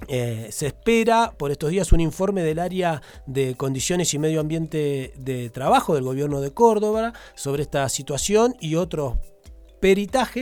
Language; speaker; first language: Spanish; native; Spanish